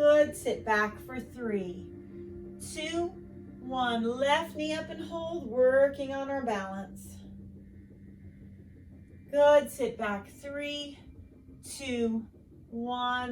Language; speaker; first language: English; native; English